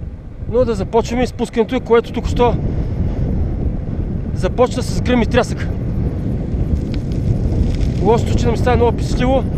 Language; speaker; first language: Bulgarian; native; Bulgarian